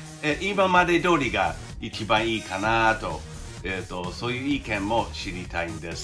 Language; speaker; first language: Japanese; non-native, fluent; English